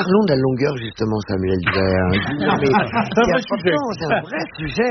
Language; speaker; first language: French; native; French